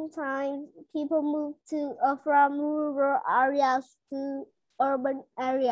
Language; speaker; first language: English; non-native, learner; Vietnamese